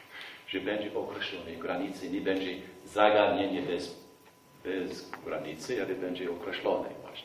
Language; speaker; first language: Polish; non-native, fluent; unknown